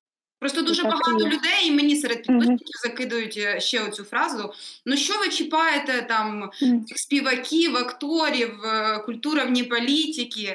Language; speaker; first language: Ukrainian; native; Ukrainian